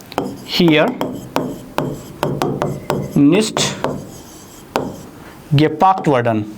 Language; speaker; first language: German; non-native, fluent; Hindi